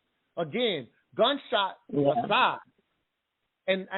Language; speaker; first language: English; native; English